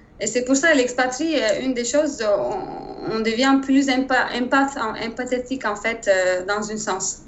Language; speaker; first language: French; non-native, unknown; Turkish